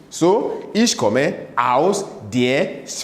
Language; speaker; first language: German; non-native, learner; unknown